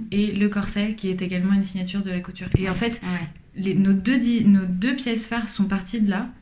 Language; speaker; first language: French; native; French